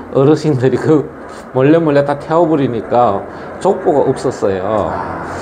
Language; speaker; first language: Korean; early bilingual, other home language; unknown